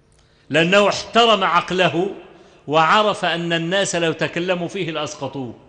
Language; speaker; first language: Arabic; native; Arabic